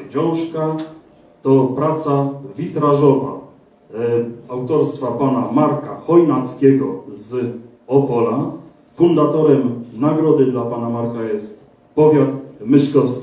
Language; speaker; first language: Polish; native; Polish